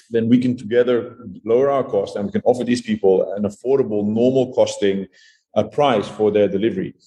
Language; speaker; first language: English; non-native, fluent; Dutch